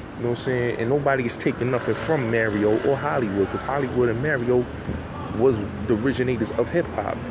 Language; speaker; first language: English; native; English